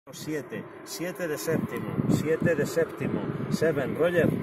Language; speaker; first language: Spanish; non-native, learner; Portuguese